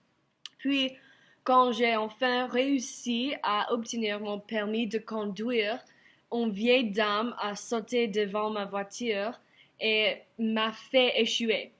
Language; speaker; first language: French; non-native, learner; English